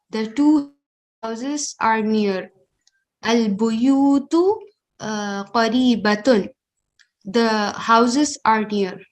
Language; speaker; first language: English; non-native, learner; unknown